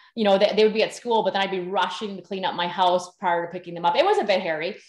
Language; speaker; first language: English; native; English